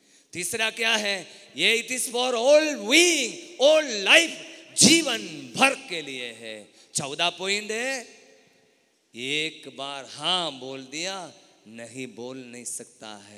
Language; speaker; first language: Hindi; non-native, local second language; Malayalam